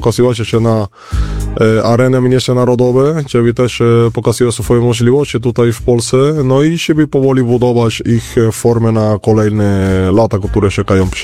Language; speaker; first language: Polish; non-native, learner; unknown